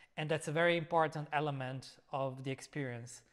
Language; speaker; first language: English; non-native, fluent; Portuguese